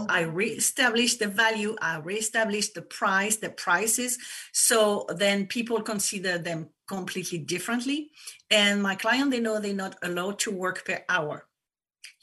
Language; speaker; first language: English; non-native, fluent; French